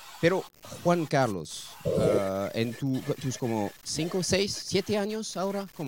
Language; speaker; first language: Spanish; non-native, learner; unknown